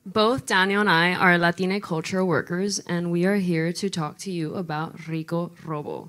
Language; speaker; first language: English; native; English